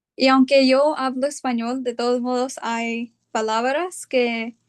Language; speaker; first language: Spanish; early bilingual, heritage; Spanish